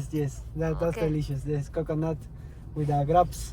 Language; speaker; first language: English; non-native, learner; Spanish